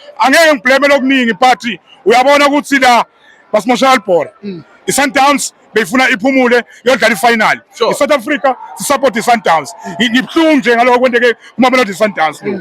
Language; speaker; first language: Zulu; non-native, local second language; Swati